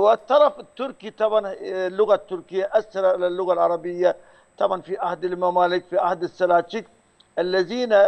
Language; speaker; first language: Arabic; non-native, fluent; Turkish